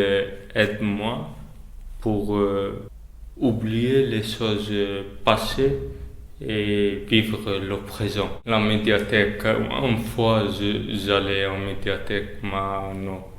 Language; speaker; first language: French; non-native, learner; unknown